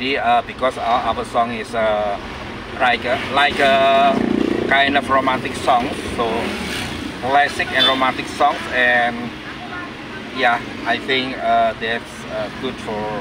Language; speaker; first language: English; non-native, learner; Indonesian